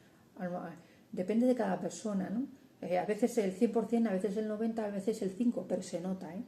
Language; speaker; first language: Spanish; native; Spanish